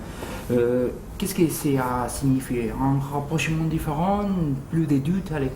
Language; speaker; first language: French; non-native, fluent; Spanish